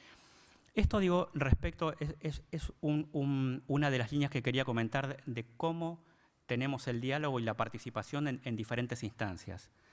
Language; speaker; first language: Spanish; native; Spanish